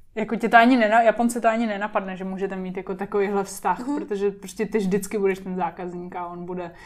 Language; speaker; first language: Czech; native; Czech